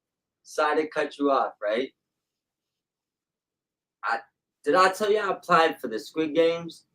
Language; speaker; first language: English; native; English